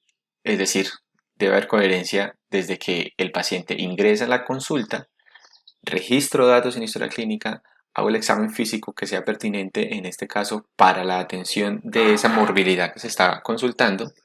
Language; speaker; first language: Spanish; native; Spanish